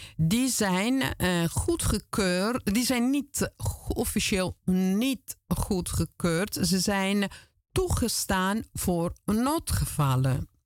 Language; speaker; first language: Dutch; non-native, fluent; Italian